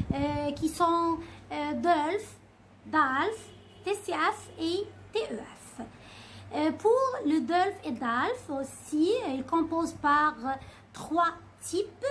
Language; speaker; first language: French; non-native, fluent; Arabic